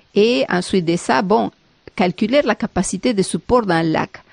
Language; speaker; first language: French; non-native, fluent; Spanish